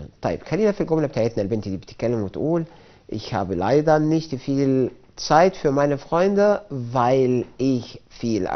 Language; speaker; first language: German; non-native, fluent; Arabic